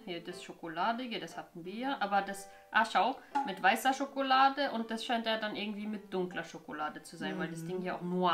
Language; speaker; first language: German; native; German